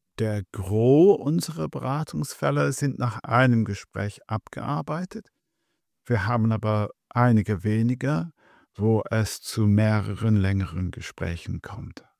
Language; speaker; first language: German; non-native, fluent; English